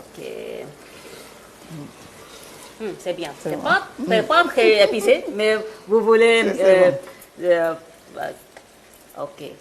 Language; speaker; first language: French; non-native, learner; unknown